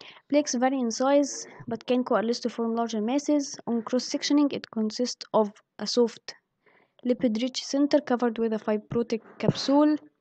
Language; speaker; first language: English; non-native, fluent; Arabic